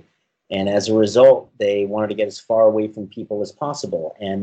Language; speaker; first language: English; native; English